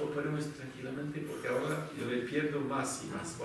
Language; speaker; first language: Spanish; non-native, fluent; French